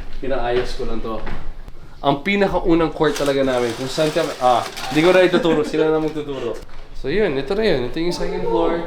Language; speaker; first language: Filipino; non-native, local second language; Cebuano